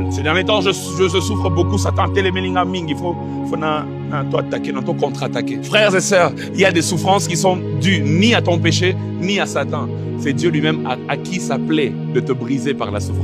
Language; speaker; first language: French; non-native, local second language; Lingala